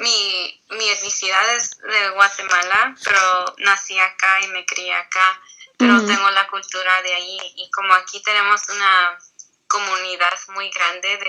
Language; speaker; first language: Spanish; early bilingual, heritage; Spanish